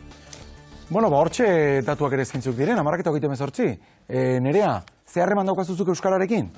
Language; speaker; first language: Basque; native; Basque